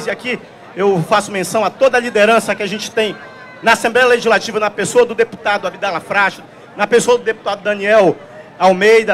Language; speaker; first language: Portuguese; native; Portuguese